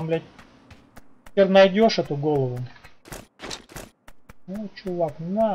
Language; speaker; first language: Russian; native; Russian